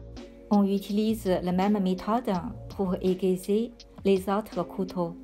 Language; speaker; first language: French; non-native, fluent; Chinese